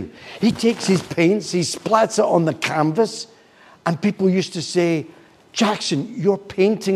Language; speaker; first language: English; native; English